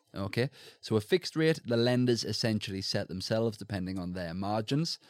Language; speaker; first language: English; native; English